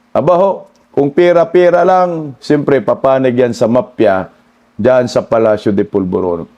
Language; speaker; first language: Filipino; non-native, local second language; Cebuano